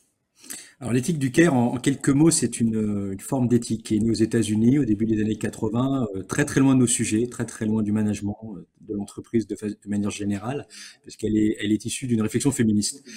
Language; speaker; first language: French; native; French